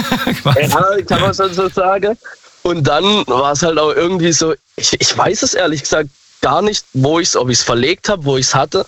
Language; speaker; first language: German; native; German